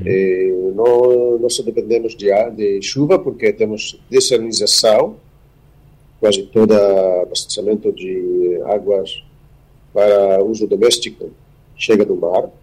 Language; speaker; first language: Portuguese; non-native, fluent; Hebrew